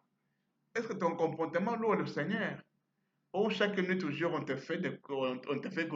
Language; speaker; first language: French; non-native, fluent; Portuguese